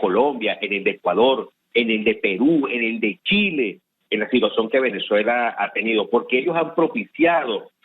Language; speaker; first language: Spanish; native; Spanish